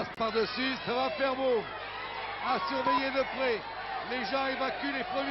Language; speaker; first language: French; native; French